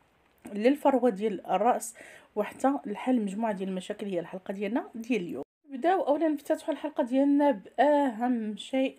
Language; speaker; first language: Arabic; native; Arabic